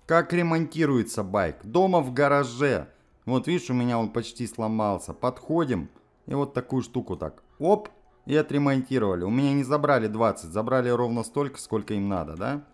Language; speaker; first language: Russian; native; Russian